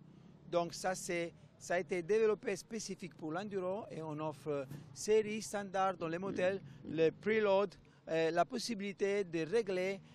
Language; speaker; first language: French; non-native, fluent; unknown